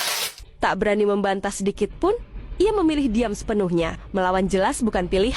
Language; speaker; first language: Indonesian; native; Indonesian